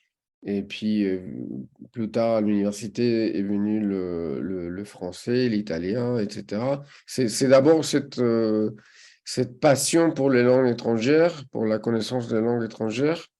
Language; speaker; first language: French; non-native, fluent; Spanish